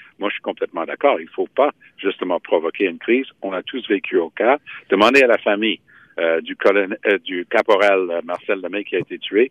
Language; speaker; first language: French; native; French